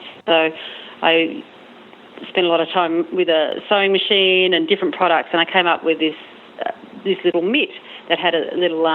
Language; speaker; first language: English; native; English